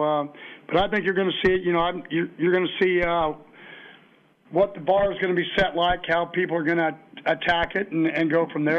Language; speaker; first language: English; native; English